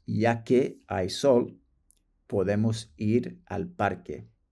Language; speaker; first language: Spanish; non-native, fluent; English